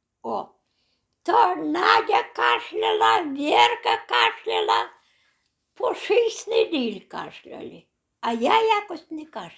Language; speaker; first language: Polish; non-native, local second language; Belarusian